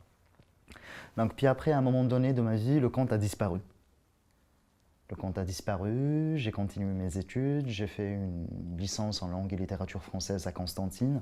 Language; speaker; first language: French; non-native, local second language; Arabic